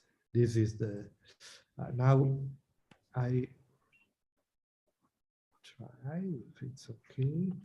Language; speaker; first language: English; non-native, learner; Italian